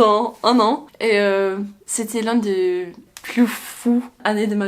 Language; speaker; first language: French; non-native, fluent; English